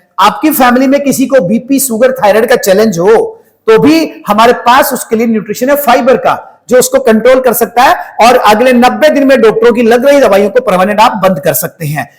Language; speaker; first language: Hindi; native; Hindi